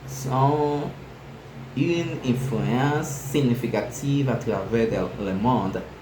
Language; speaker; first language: French; non-native, learner; Spanish